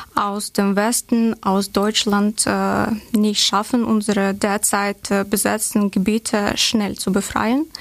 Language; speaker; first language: German; non-native, learner; Ukrainian